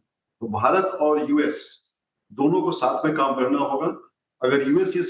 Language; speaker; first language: Hindi; native; Hindi